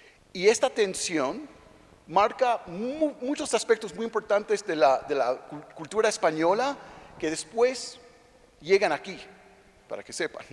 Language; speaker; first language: Spanish; non-native, fluent; English